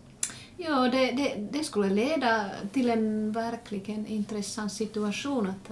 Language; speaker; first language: Swedish; non-native, local second language; Finnish